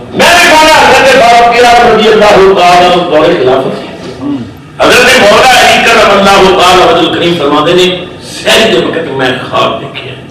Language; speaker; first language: Urdu; non-native, local second language; Punjabi